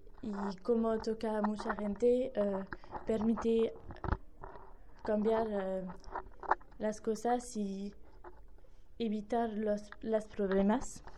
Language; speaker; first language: Spanish; non-native, learner; French